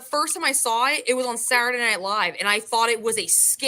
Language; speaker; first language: English; native; English